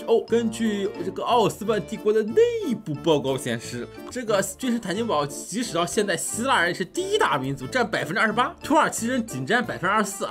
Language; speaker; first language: Chinese; native; Chinese